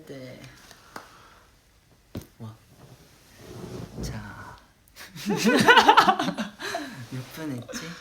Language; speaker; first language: Korean; non-native, fluent; Japanese